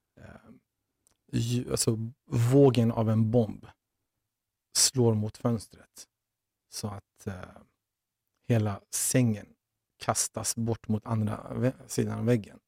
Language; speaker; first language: Swedish; early bilingual, other home language; Persian